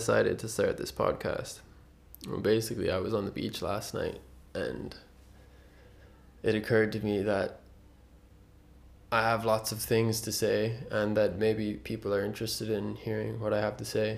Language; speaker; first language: English; native; English